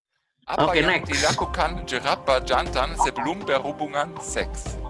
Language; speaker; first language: Indonesian; non-native, fluent; German